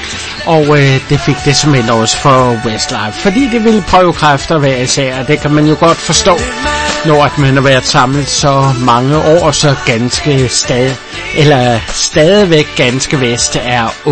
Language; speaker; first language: Danish; native; Danish